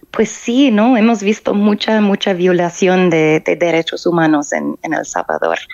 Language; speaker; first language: Spanish; non-native, fluent; English